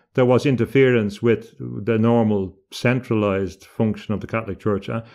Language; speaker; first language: English; native; English